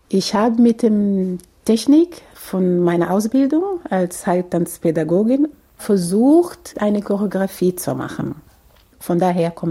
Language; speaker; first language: German; non-native, fluent; Portuguese